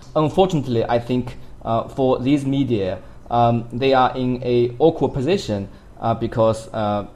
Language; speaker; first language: English; non-native, fluent; Chinese